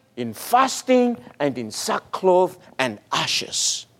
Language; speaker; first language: English; non-native, fluent; Malagasy